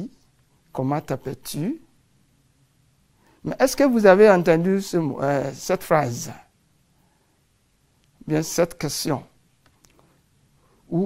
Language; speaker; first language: French; non-native, fluent; English